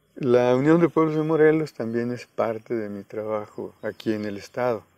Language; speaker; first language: Spanish; native; Spanish